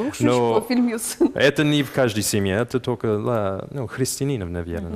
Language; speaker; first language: Russian; non-native, fluent; English